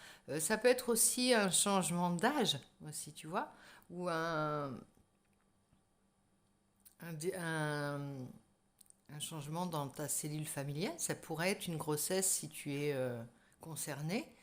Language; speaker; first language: French; native; French